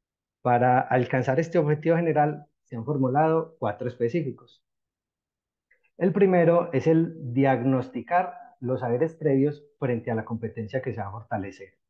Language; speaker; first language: Spanish; native; Spanish